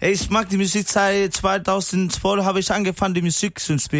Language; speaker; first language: German; non-native, learner; Spanish